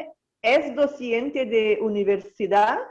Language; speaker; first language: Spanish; non-native, learner; Portuguese